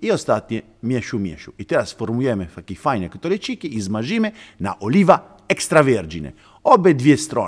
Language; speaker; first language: Polish; non-native, learner; Italian